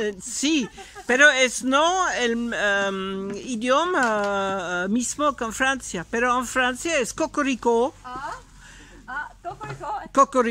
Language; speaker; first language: Spanish; non-native, learner; French